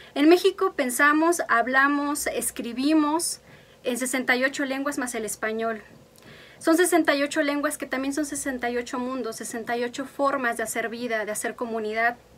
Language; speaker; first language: Spanish; non-native, local second language; Mixtepec Mixtec